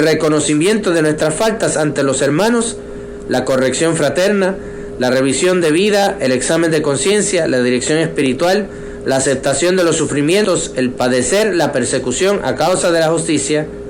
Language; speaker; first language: Spanish; native; Spanish